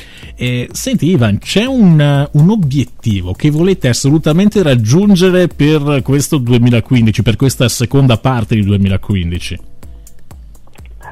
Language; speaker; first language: Italian; native; Italian